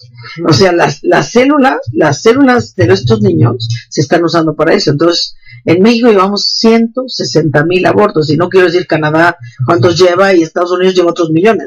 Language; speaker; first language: Spanish; native; Spanish